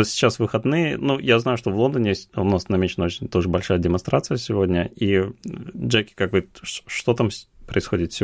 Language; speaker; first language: Russian; native; Russian